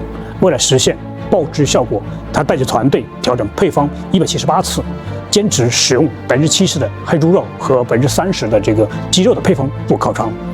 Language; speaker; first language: Chinese; native; Chinese